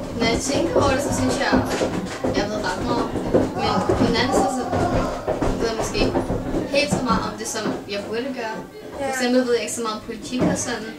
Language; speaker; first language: Danish; early bilingual, other home language; Urdu